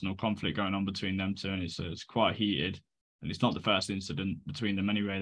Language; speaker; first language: English; native; English